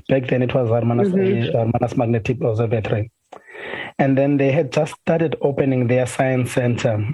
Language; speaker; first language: English; non-native, local second language; Xhosa